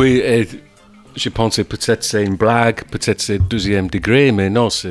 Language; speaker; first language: French; non-native, fluent; English